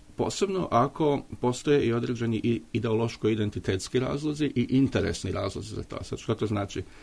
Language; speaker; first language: Croatian; native; Croatian